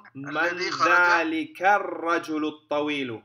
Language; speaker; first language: Arabic; non-native, fluent; English